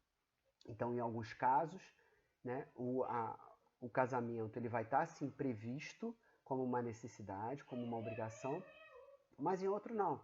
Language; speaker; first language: Portuguese; native; Portuguese